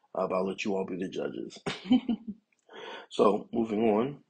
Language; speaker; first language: English; native; English